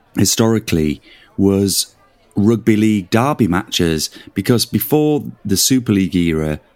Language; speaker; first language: English; native; English